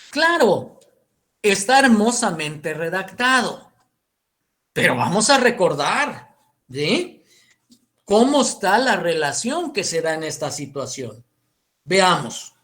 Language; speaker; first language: Spanish; native; Spanish